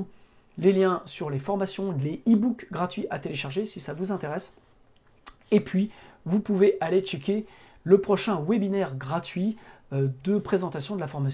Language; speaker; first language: French; native; French